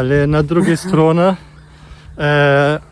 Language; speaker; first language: Polish; non-native, learner; Portuguese